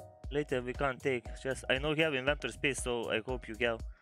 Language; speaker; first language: English; non-native, learner; Lithuanian